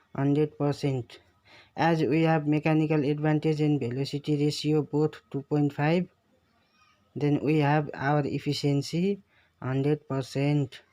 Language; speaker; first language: English; non-native, local second language; Nepali